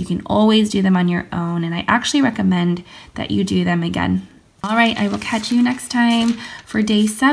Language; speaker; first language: English; native; English